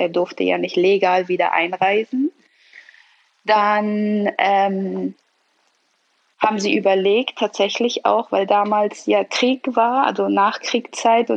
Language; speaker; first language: German; early bilingual, other home language; Persian